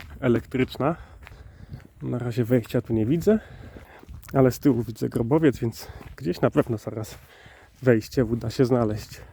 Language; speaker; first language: Polish; native; Polish